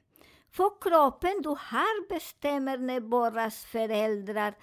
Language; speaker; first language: Swedish; non-native, learner; Spanish